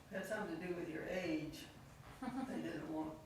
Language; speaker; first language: English; native; English